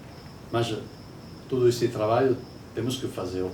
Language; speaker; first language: Portuguese; non-native, learner; Italian